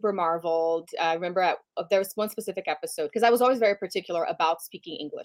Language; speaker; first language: English; non-native, fluent; Portuguese